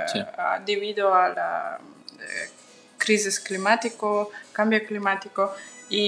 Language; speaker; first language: Spanish; non-native, fluent; Russian